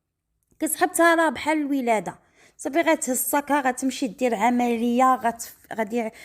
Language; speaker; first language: Arabic; native; Arabic